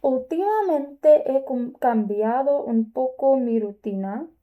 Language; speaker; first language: Spanish; non-native, learner; English